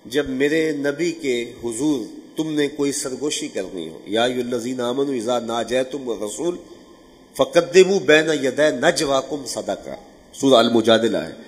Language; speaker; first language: Urdu; non-native, local second language; Punjabi